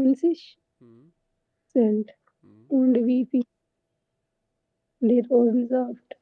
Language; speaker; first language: German; non-native, learner; Urdu